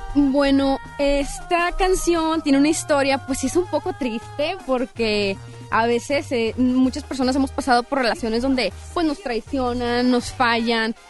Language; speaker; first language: Spanish; native; Spanish